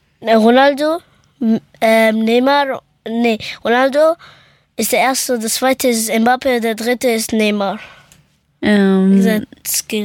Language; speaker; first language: German; early bilingual, other home language; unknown